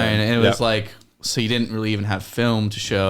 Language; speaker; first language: English; native; English